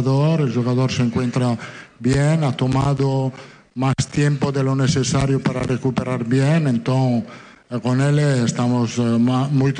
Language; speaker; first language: Portuguese; non-native, fluent; Italian